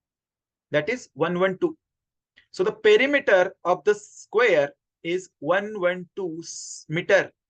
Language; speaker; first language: English; non-native, local second language; Hindi